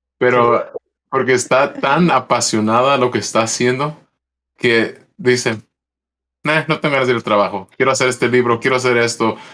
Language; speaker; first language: Spanish; early bilingual, heritage; Spanish